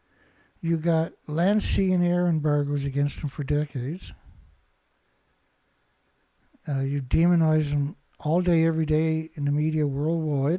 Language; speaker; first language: English; native; English